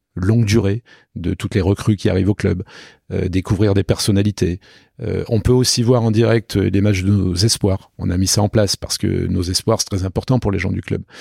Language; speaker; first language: French; native; French